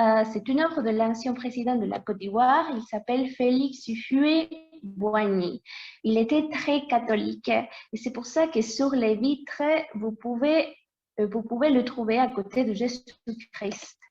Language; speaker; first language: French; non-native, learner; Portuguese